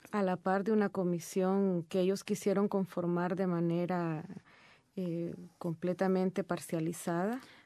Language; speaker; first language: Spanish; native; Spanish